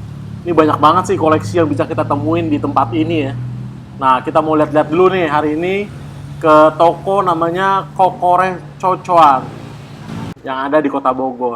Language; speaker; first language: Indonesian; native; Indonesian